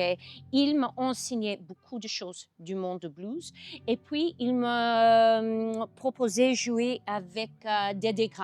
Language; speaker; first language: French; non-native, learner; English